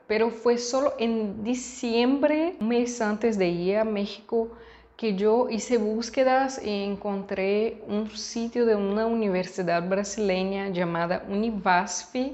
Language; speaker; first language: Spanish; non-native, fluent; Portuguese